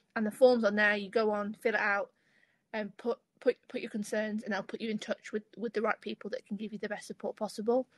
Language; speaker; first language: English; native; English